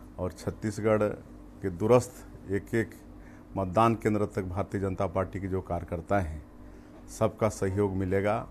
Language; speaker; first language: Hindi; native; Hindi